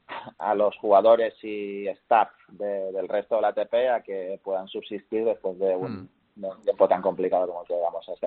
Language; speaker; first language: Spanish; native; Spanish